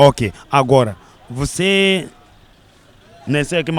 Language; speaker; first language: Portuguese; non-native, learner; Kinyarwanda